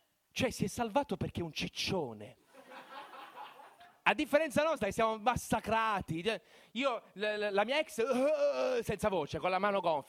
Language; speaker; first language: Italian; native; Italian